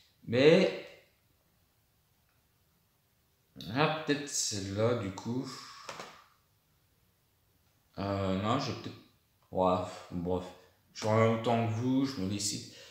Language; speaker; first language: French; native; French